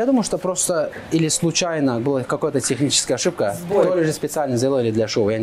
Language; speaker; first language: Russian; non-native, fluent; Azerbaijani